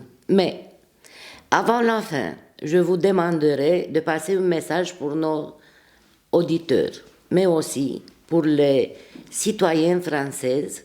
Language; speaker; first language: French; non-native, fluent; Romanian